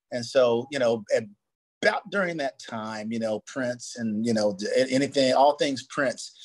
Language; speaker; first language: English; native; English